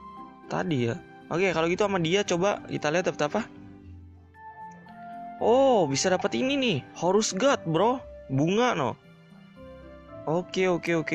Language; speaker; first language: Indonesian; native; Indonesian